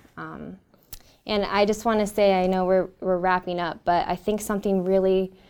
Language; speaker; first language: English; native; English